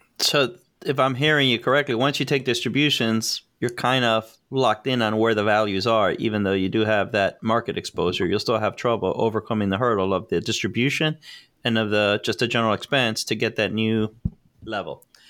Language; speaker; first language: English; native; English